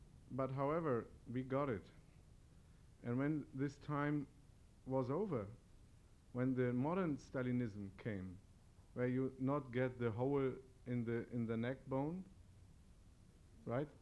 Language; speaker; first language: English; non-native, learner; German